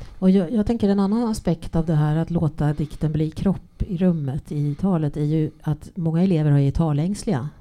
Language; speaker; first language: Swedish; early bilingual, other home language; English